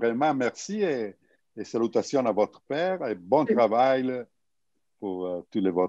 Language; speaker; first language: French; non-native, learner; Italian